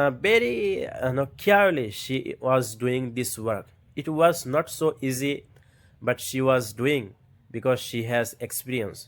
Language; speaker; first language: English; non-native, learner; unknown